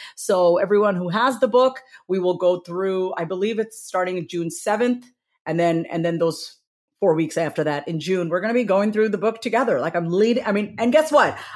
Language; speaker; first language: English; native; English